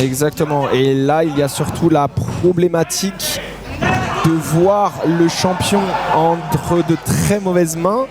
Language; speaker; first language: French; native; French